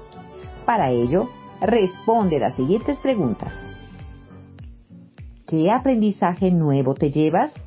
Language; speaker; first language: Spanish; native; Spanish